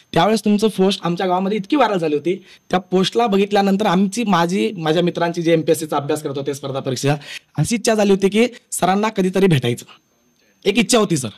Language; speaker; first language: Marathi; native; Marathi